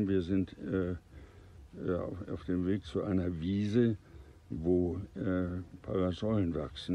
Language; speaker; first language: German; native; German